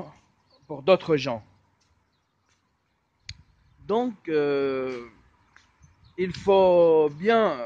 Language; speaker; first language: French; non-native, fluent; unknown